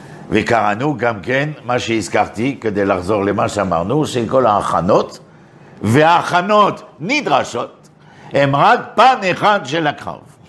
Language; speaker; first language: Hebrew; non-native, fluent; French